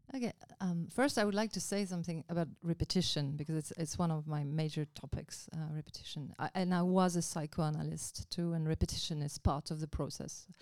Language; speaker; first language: English; non-native, fluent; French